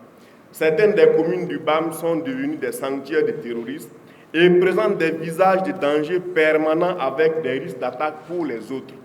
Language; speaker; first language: French; non-native, local second language; Mossi